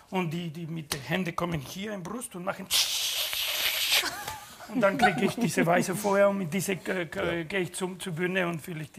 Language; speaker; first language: German; non-native, fluent; Spanish